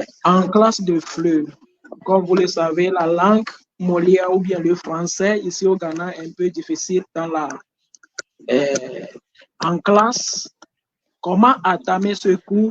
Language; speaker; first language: French; non-native, fluent; Ewe